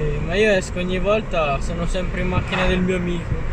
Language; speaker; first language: Italian; early bilingual, other home language; Filipino